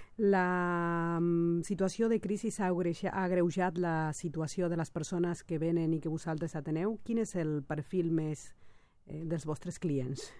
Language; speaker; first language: Catalan; non-native, fluent; Spanish